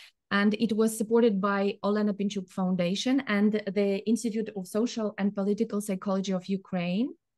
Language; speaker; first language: English; non-native, fluent; Ukrainian